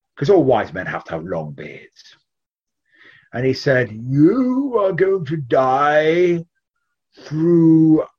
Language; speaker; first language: English; native; English